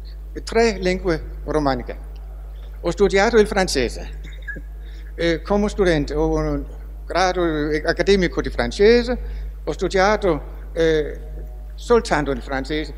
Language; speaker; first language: Italian; non-native, fluent; Danish